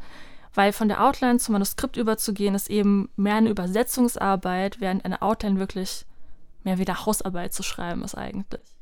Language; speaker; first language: German; native; German